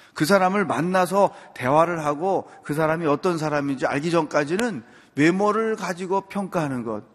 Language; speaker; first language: Korean; native; Korean